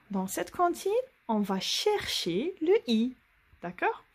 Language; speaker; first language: French; non-native, local second language; Arabic